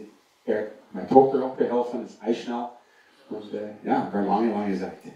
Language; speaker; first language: German; non-native, fluent; English